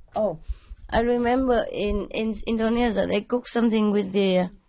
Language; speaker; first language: English; non-native, fluent; Vietnamese